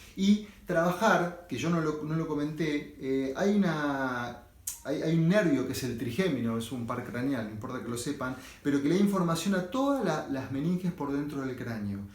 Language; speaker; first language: Spanish; native; Spanish